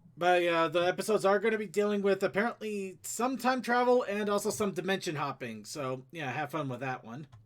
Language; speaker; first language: English; native; English